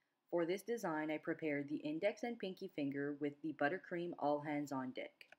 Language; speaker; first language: English; non-native, local second language; French